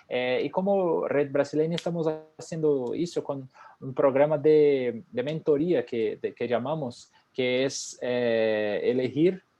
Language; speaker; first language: Spanish; non-native, fluent; Portuguese